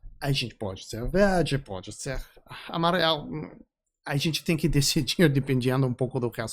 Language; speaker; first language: Portuguese; non-native, fluent; English